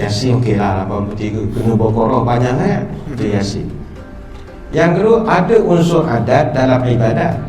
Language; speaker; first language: Malay; native; Malay